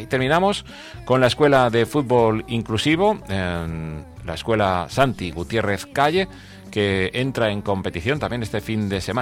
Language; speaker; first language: Spanish; native; Spanish